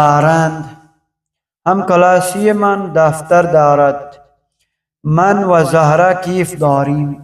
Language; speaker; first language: Persian; non-native, fluent; Urdu